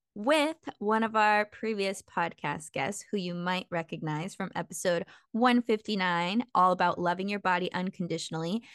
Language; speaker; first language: English; native; English